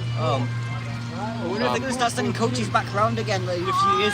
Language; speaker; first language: English; native; English